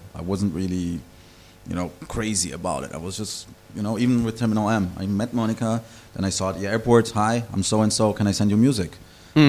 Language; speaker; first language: English; non-native, fluent; German